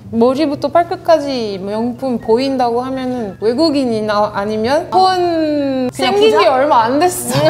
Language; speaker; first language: Korean; non-native, fluent; French